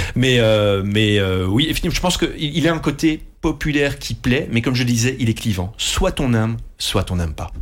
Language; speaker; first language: French; non-native, fluent; Dutch